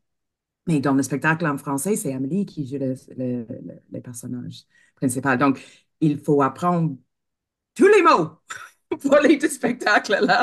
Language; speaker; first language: French; non-native, fluent; English